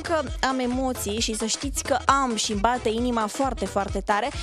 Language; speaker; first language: Romanian; native; Romanian